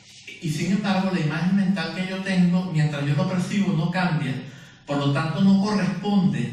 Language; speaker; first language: Spanish; native; Spanish